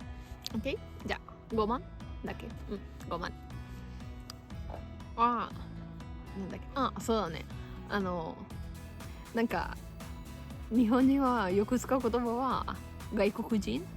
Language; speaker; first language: Japanese; non-native, fluent; Italian